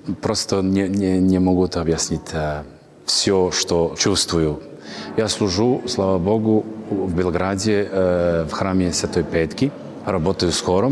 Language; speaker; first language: Russian; non-native, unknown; Serbian